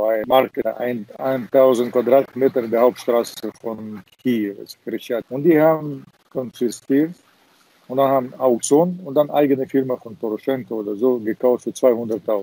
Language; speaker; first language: German; non-native, fluent; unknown